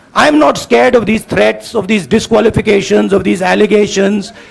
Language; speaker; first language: English; non-native, local second language; Hindi